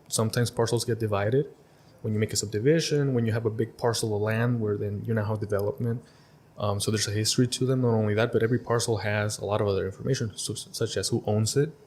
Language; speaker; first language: English; early bilingual, other home language; Spanish